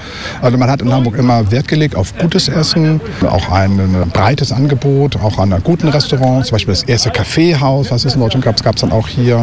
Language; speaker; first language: German; native; German